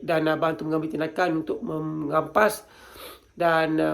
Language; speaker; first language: Malay; native; Malay